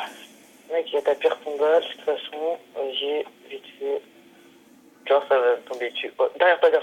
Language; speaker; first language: French; native; French